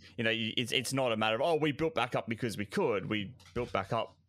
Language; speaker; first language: English; native; English